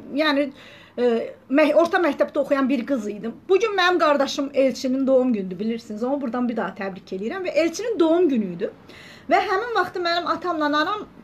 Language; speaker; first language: Azerbaijani; native; Azerbaijani